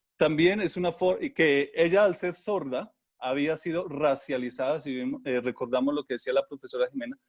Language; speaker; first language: Spanish; native; Spanish